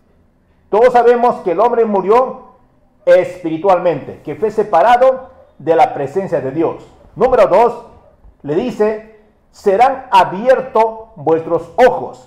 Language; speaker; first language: Spanish; native; Spanish